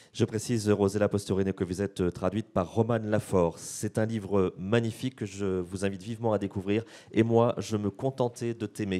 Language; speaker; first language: French; native; French